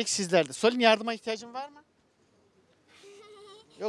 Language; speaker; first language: Turkish; native; Turkish